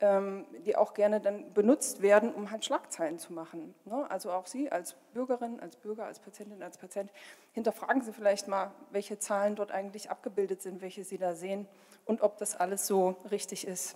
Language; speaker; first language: German; native; German